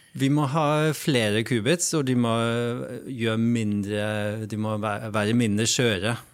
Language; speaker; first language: Norwegian; non-native, fluent; Dutch